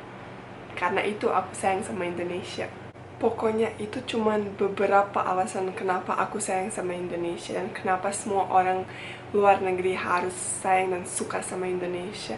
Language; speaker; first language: Indonesian; non-native, fluent; Bosnian